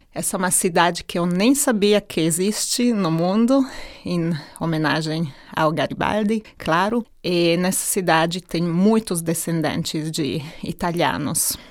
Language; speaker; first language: Portuguese; non-native, fluent; Hungarian